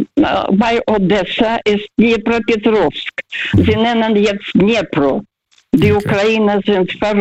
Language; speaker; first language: German; non-native, fluent; Russian